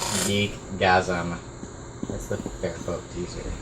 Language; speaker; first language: English; native; English